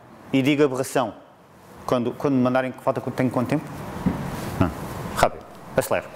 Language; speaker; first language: Portuguese; native; Portuguese